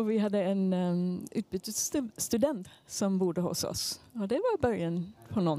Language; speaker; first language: Swedish; non-native, fluent; English